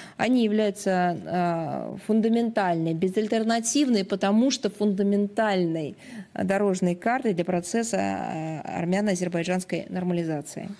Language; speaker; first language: Russian; native; Russian